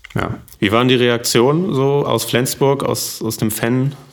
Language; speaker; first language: German; native; German